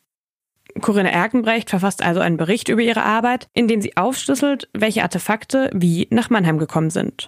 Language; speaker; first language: German; native; German